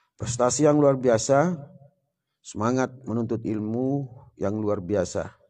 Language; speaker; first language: Indonesian; non-native, local second language; Sasak